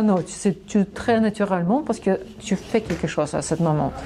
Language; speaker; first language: French; non-native, learner; Russian